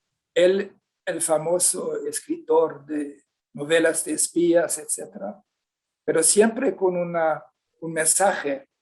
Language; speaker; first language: Spanish; non-native, fluent; Swedish